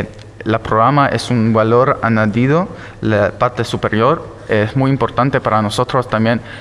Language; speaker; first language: Spanish; early bilingual, heritage; Spanish